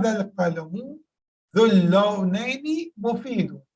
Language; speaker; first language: Arabic; non-native, fluent; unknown